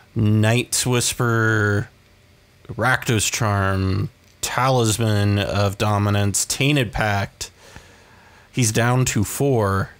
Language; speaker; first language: English; native; English